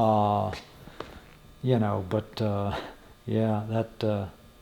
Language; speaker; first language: English; native; English